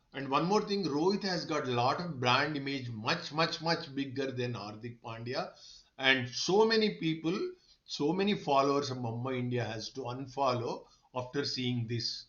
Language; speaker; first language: English; non-native, local second language; Telugu